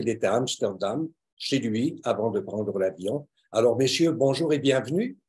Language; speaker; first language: French; native; French